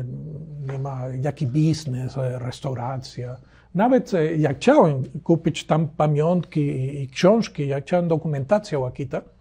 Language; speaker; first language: Polish; non-native, learner; Spanish